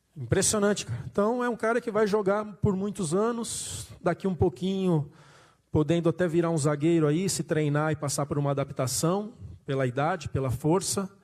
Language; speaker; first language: Portuguese; native; Portuguese